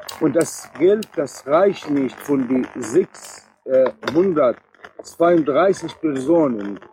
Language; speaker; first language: German; non-native, learner; Arabic